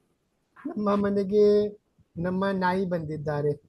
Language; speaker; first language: Kannada; non-native, learner; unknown